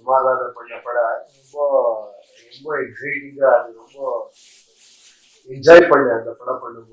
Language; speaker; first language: Tamil; non-native, learner; Kannada